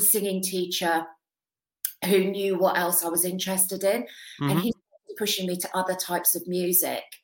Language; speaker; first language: English; native; English